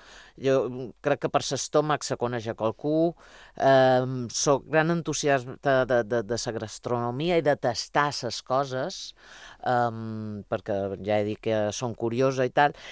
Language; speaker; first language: Catalan; native; Catalan